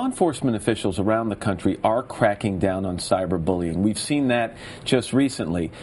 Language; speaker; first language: English; native; English